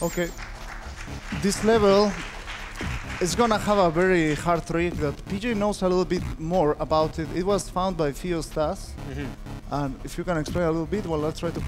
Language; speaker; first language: English; non-native, fluent; Spanish